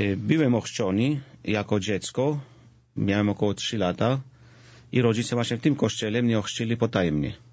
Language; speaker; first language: Polish; non-native, fluent; Georgian